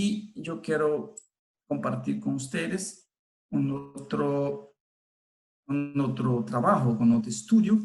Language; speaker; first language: Spanish; non-native, fluent; Portuguese